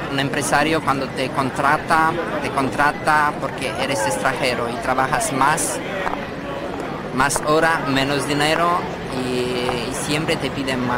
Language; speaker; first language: Spanish; non-native, fluent; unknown